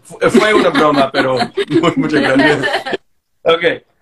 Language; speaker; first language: Spanish; non-native, learner; English